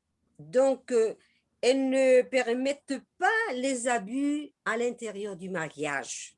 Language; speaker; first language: French; non-native, learner; Spanish